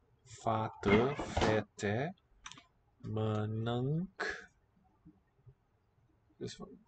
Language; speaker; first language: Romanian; non-native, learner; English